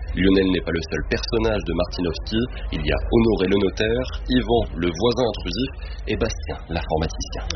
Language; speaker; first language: French; native; French